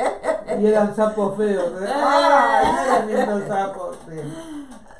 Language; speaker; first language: Spanish; native; Spanish